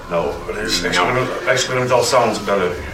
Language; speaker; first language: English; non-native, learner; Russian